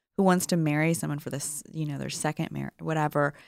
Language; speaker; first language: English; native; English